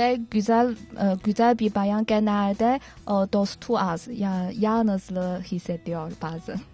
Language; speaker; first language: Turkish; non-native, learner; Chinese